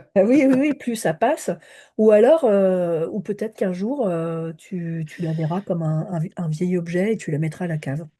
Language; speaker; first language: French; native; French